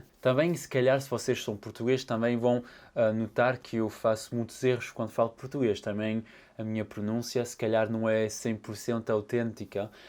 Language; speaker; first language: Portuguese; early bilingual, heritage; Portuguese